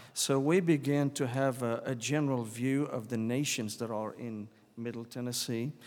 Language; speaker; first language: English; non-native, fluent; Arabic